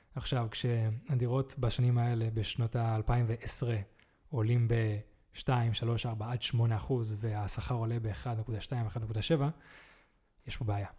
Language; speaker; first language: Hebrew; early bilingual, other home language; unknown